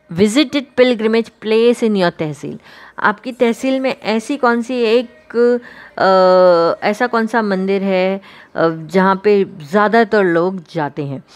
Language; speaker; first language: Hindi; non-native, local second language; Gujarati